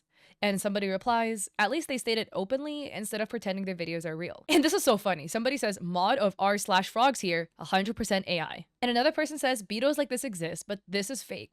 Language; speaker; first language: English; native; English